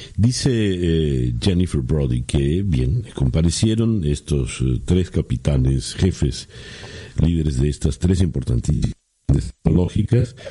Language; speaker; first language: Spanish; native; Spanish